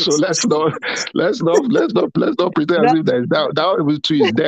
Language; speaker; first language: English; non-native, local second language; Yoruba